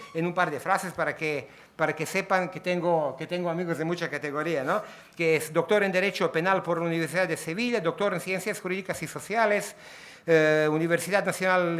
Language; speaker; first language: Spanish; native; Spanish